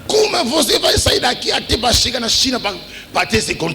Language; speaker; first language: Portuguese; non-native, learner; Lingala